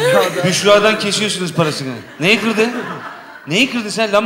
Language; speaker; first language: Turkish; native; Turkish